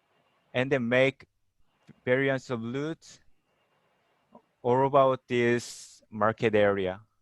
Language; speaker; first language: English; non-native, learner; Korean